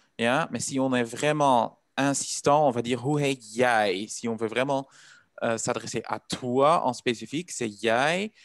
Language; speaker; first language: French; non-native, fluent; Dutch